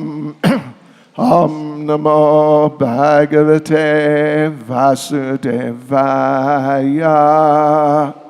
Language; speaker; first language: Russian; non-native, learner; English